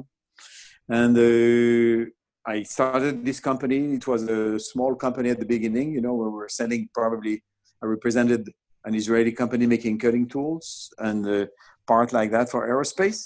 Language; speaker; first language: English; non-native, fluent; French